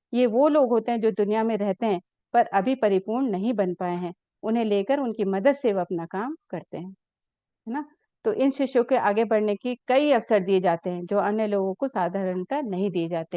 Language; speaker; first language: Hindi; native; Hindi